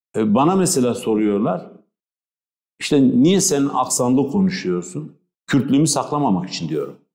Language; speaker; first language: Turkish; non-native, local second language; Kurdish